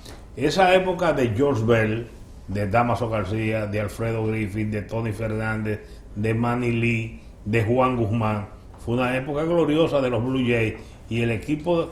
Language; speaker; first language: Spanish; native; Spanish